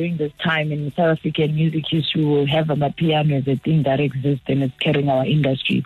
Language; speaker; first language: English; non-native, local second language; Zulu